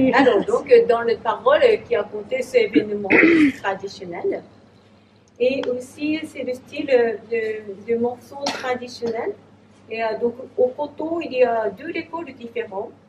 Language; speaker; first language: French; non-native, learner; Japanese